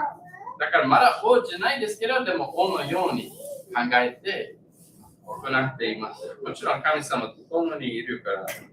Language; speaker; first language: Japanese; non-native, learner; English